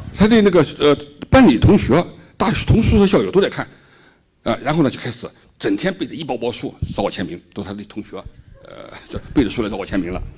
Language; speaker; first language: Chinese; native; Chinese